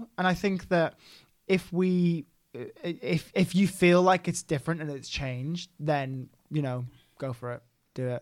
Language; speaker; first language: English; native; English